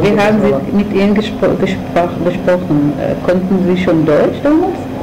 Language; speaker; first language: German; non-native, fluent; Hebrew